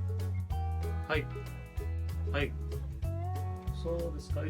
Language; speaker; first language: Japanese; non-native, fluent; Hindi